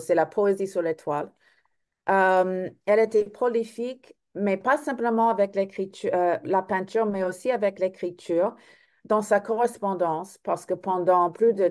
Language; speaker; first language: French; non-native, fluent; English